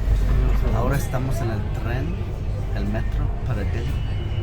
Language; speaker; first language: Spanish; non-native, fluent; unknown